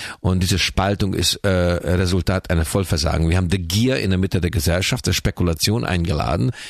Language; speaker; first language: German; non-native, fluent; Hungarian